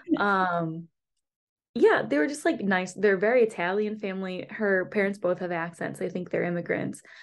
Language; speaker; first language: English; native; English